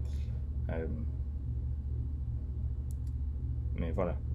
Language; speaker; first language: French; non-native, learner; English